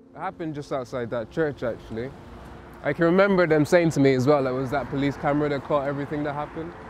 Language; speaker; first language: English; native; English